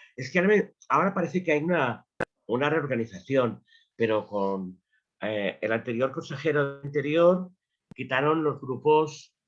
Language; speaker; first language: Spanish; native; Spanish